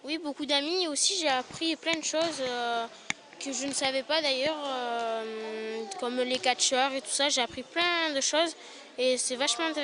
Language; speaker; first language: French; native; French